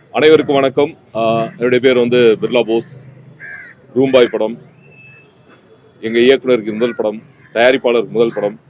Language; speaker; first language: Tamil; native; Tamil